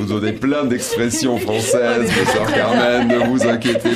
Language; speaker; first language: French; native; French